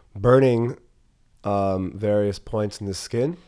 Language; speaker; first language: English; native; English